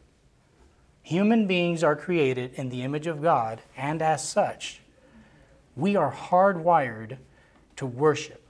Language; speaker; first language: English; non-native, local second language; Spanish